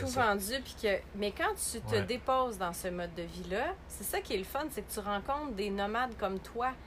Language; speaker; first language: French; native; French